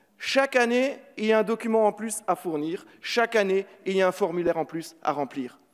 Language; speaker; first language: French; native; French